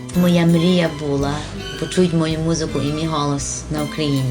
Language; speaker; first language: Ukrainian; early bilingual, heritage; Ukrainian